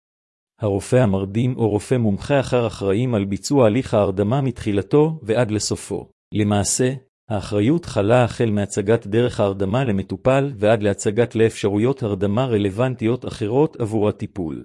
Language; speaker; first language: Hebrew; native; Hebrew